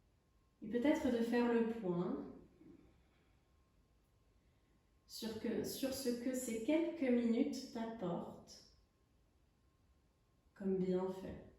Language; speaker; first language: French; native; French